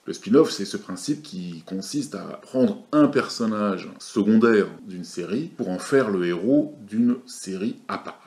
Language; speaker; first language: French; native; French